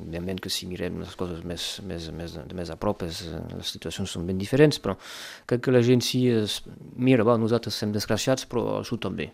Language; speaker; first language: Catalan; non-native, local second language; French